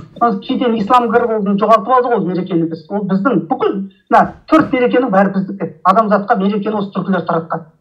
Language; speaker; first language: Kazakh; native; Kazakh